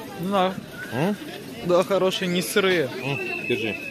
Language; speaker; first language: Russian; non-native, learner; Turkish